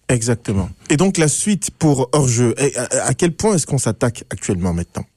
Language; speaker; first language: French; native; French